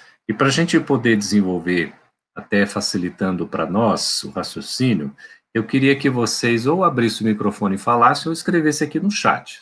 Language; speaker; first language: Portuguese; native; Portuguese